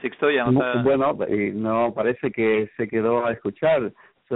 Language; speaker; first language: Spanish; native; Spanish